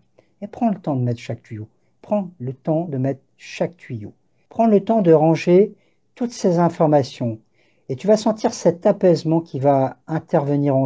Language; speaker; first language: French; native; French